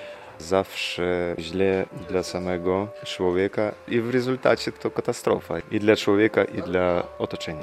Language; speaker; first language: Polish; non-native, learner; Russian